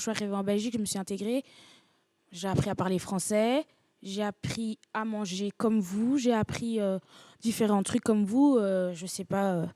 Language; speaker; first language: French; early bilingual, other home language; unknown